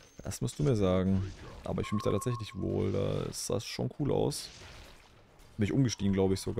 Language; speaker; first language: German; native; German